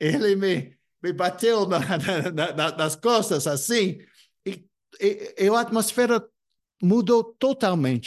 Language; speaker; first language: Portuguese; non-native, fluent; English